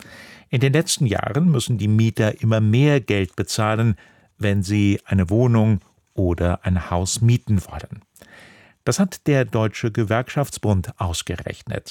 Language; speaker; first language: German; native; German